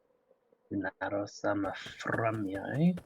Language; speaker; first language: Welsh; non-native, learner; English